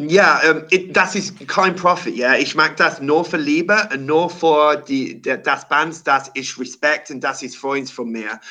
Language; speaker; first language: German; non-native, learner; English